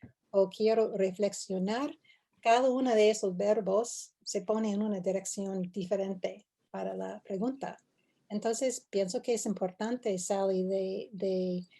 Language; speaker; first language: Spanish; non-native, fluent; English